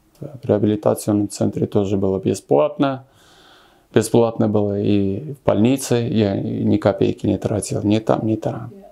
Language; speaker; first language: Russian; non-native, local second language; Armenian